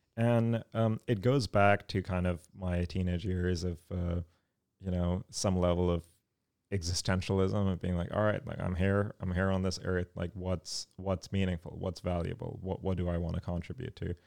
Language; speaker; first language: English; non-native, local second language; Urdu